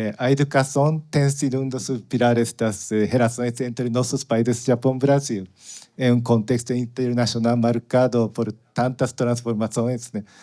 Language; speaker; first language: Portuguese; non-native, learner; Japanese